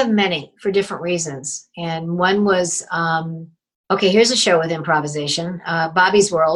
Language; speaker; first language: English; native; English